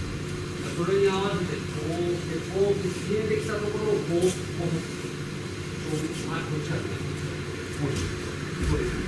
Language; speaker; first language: Japanese; native; Japanese